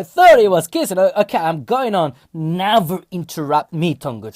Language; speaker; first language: English; non-native, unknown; Turkish